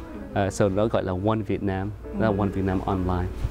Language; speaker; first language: Vietnamese; early bilingual, other home language; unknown